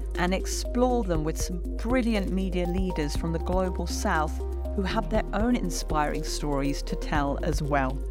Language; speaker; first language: English; native; English